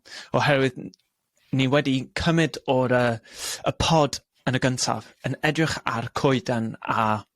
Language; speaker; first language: Welsh; non-native, learner; English